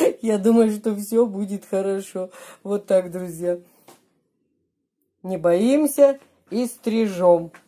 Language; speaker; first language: Russian; native; Russian